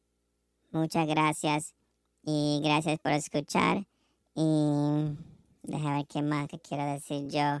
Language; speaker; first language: Spanish; non-native, learner; English